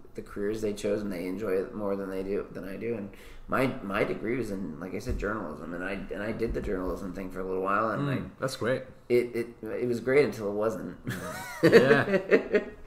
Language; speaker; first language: English; native; English